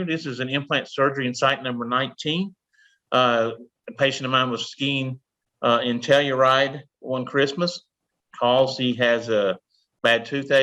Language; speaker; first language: English; native; English